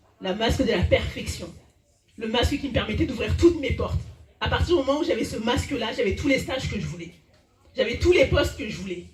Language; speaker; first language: French; early bilingual, other home language; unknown